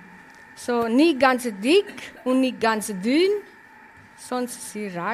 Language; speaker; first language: German; non-native, learner; Italian